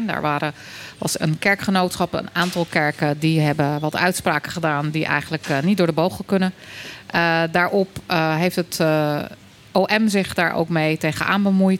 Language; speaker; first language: Dutch; native; Dutch